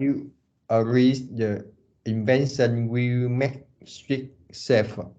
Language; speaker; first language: English; non-native, learner; Vietnamese